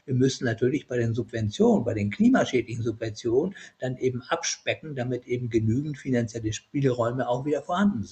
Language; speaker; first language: German; early bilingual, other home language; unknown